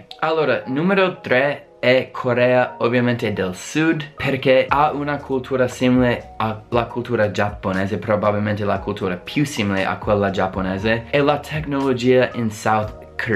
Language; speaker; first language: Italian; non-native, fluent; English